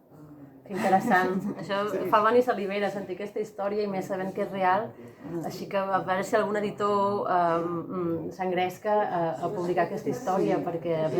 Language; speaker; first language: Catalan; native; Catalan